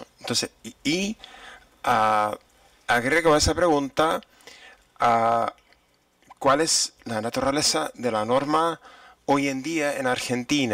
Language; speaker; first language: Spanish; non-native, fluent; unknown